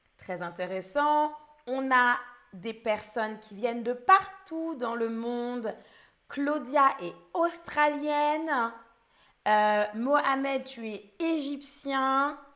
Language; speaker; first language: French; native; French